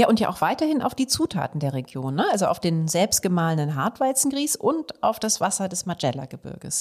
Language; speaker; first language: German; native; German